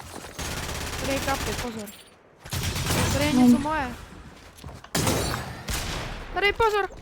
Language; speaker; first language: Czech; native; Czech